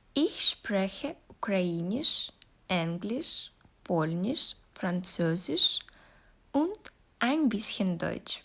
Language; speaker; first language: German; non-native, learner; Ukrainian